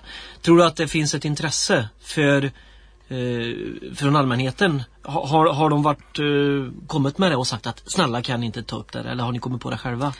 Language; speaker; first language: Swedish; native; Swedish